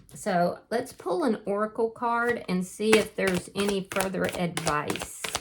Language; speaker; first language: English; native; English